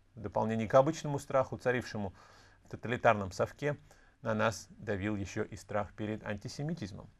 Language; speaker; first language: Russian; native; Russian